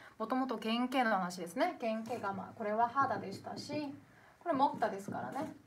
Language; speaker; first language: Japanese; non-native, fluent; Korean